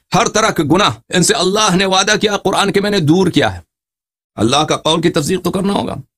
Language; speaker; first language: Urdu; non-native, fluent; Persian